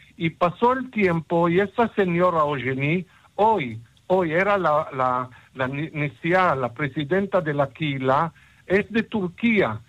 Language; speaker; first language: Spanish; non-native, fluent; Hebrew